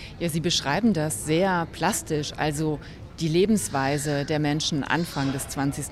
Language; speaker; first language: German; native; German